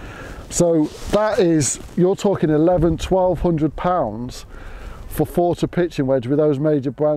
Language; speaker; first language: English; native; English